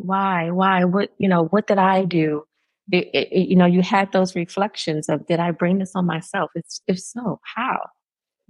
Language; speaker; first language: English; native; English